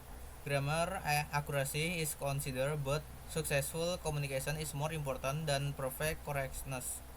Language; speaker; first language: English; non-native, learner; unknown